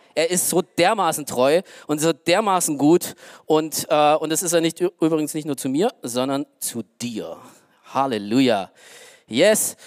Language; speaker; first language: German; early bilingual, other home language; Romanian